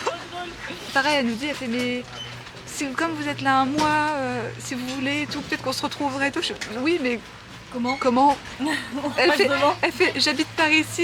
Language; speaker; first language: French; native; French